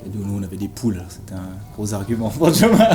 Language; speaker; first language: French; native; French